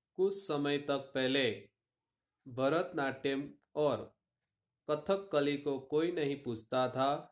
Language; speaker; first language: Hindi; non-native, local second language; Gujarati